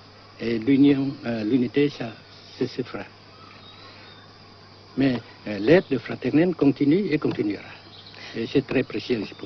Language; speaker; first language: French; non-native, local second language; Vietnamese